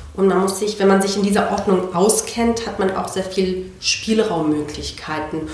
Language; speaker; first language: German; non-native, fluent; Spanish